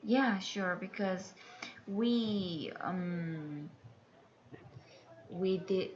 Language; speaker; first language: English; non-native, learner; Korean